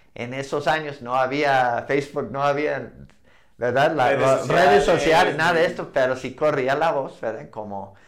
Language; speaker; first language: Spanish; non-native, fluent; English